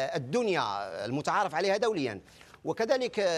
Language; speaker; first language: Arabic; native; Arabic